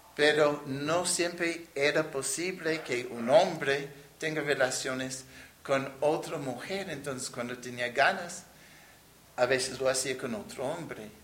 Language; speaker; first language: Spanish; non-native, fluent; English